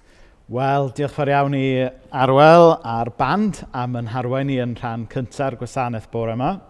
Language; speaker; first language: Welsh; native; Welsh